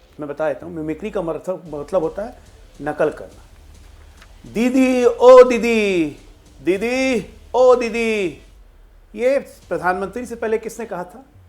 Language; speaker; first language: Hindi; native; Hindi